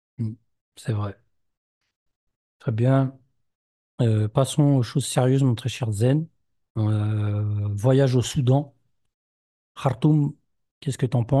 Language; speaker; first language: French; native; French